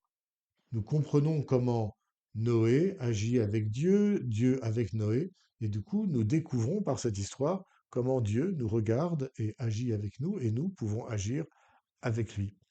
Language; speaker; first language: French; native; French